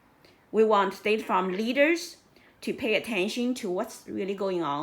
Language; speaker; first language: English; non-native, fluent; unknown